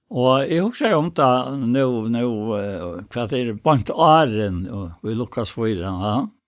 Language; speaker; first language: Danish; non-native, local second language; Faroese